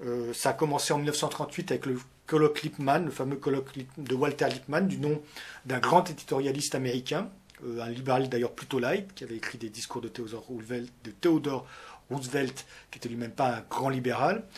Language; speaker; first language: French; native; French